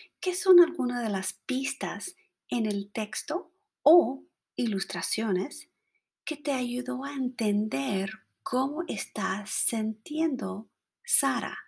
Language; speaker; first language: Spanish; non-native, fluent; English